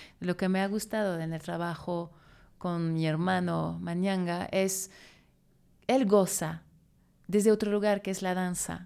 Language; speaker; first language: Spanish; non-native, fluent; French